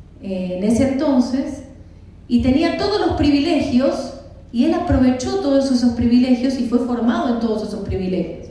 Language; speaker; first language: Spanish; native; Spanish